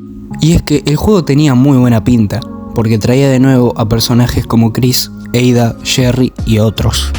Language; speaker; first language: Spanish; native; Spanish